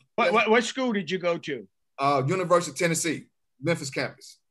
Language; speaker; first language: English; native; English